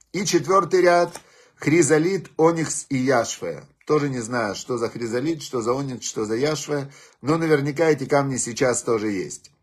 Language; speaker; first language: Russian; native; Russian